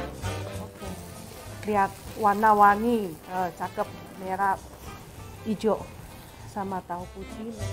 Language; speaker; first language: Indonesian; non-native, fluent; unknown